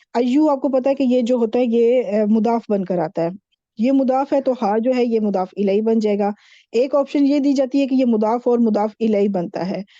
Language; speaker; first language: Urdu; native; Urdu